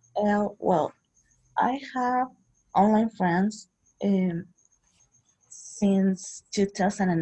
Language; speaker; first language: English; non-native, learner; Spanish